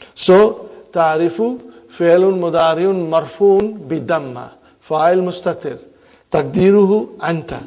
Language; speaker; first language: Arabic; non-native, fluent; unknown